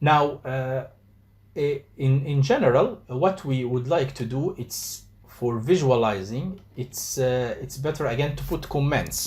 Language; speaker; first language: English; non-native, fluent; Arabic